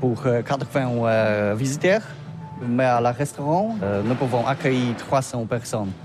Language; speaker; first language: French; non-native, learner; Polish